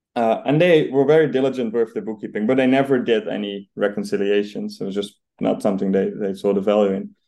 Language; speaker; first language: English; non-native, fluent; Dutch